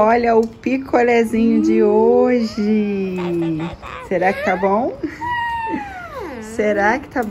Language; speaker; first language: Portuguese; native; Portuguese